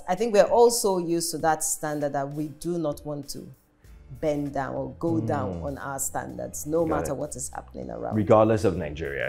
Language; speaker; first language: English; non-native, local second language; Yoruba